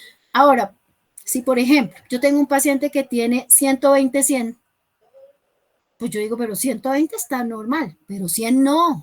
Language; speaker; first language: Spanish; native; Spanish